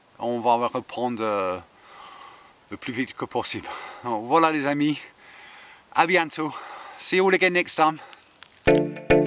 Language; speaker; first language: French; non-native, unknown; English